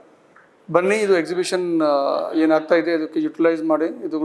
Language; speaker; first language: Kannada; non-native, local second language; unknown